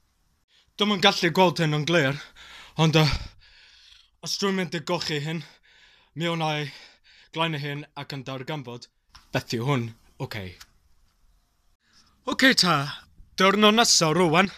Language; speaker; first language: Welsh; non-native, learner; English